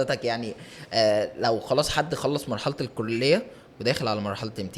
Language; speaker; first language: Arabic; native; Arabic